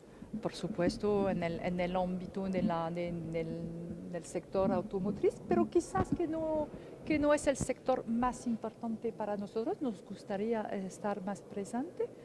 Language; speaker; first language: Spanish; non-native, fluent; French